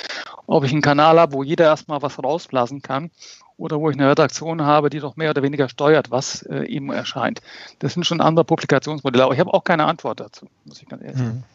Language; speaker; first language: German; native; German